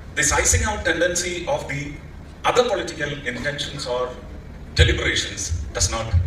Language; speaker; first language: English; non-native, local second language; Malayalam